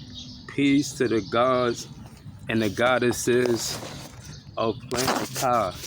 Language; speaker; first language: English; native; English